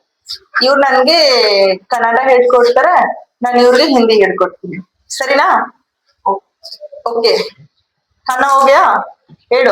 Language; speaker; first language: Kannada; non-native, learner; Hindi